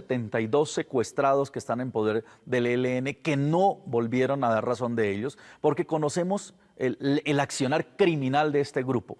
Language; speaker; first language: Spanish; native; Spanish